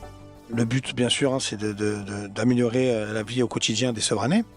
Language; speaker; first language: French; native; French